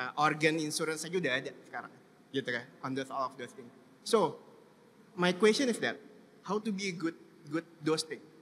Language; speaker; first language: Indonesian; native; Indonesian